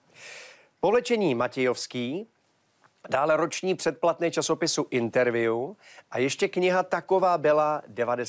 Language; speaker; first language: Czech; native; Czech